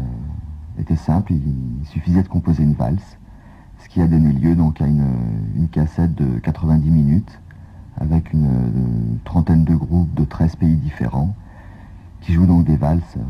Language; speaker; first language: French; native; French